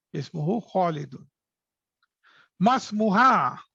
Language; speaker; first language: Arabic; non-native, fluent; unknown